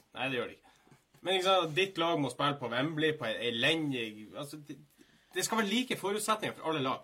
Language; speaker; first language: Norwegian; native; Norwegian